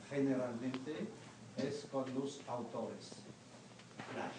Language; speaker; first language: Spanish; non-native, fluent; French